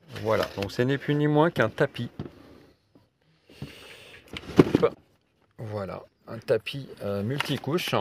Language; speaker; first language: French; native; French